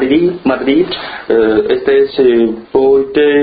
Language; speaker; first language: Spanish; non-native, learner; Chinese